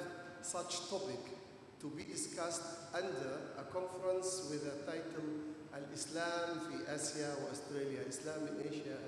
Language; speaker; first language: English; non-native, fluent; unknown